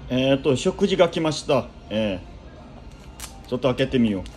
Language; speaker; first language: Japanese; non-native, fluent; Korean